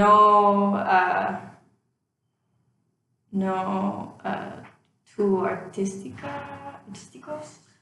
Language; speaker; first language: Spanish; non-native, learner; English